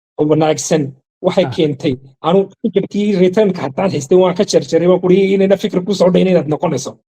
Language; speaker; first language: Somali; non-native, fluent; Urdu